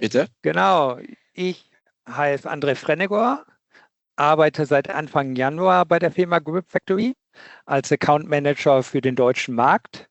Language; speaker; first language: German; native; German